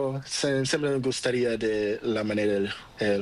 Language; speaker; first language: Spanish; non-native, learner; Portuguese